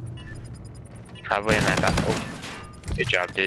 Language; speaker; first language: English; native; English